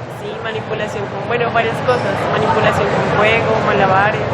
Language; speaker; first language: Spanish; native; Spanish